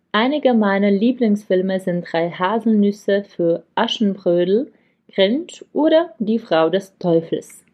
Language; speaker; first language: German; non-native, fluent; Czech